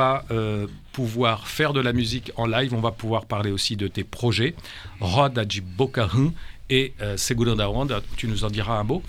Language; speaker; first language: French; native; French